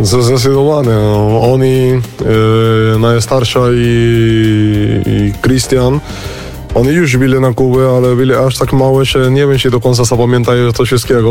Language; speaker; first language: Polish; non-native, learner; Spanish